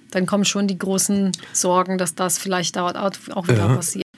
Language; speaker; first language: German; early bilingual, other home language; Bosnian